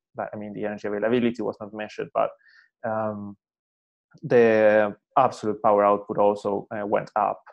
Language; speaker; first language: English; non-native, fluent; Spanish